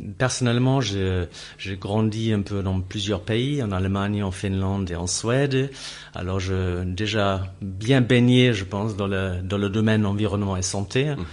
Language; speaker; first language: French; non-native, fluent; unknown